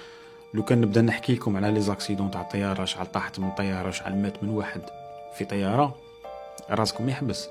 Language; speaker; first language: Arabic; native; Arabic